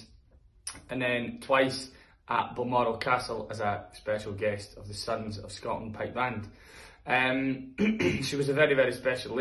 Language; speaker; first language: English; native; English